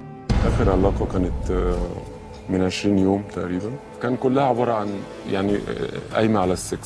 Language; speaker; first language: Arabic; native; Arabic